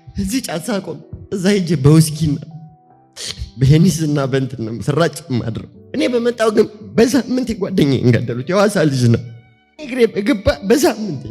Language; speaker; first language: Amharic; native; Amharic